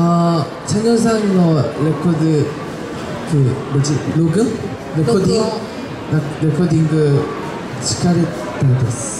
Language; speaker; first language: Japanese; non-native, learner; Korean